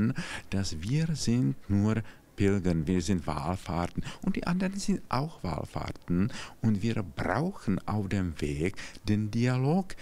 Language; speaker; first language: German; non-native, fluent; Czech